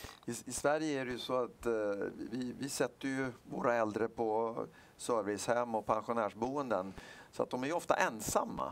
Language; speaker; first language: Swedish; native; Swedish